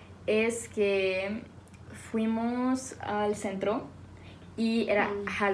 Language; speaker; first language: Spanish; non-native, fluent; French